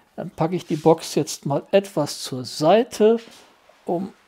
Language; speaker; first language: German; native; German